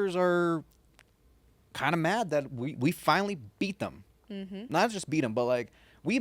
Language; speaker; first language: English; native; English